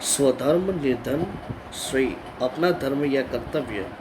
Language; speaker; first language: Hindi; non-native, local second language; Gujarati